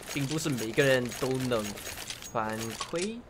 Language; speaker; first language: Chinese; non-native, fluent; English